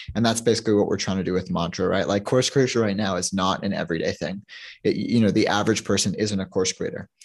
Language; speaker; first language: English; native; English